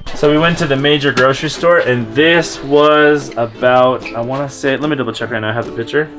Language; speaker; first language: English; native; English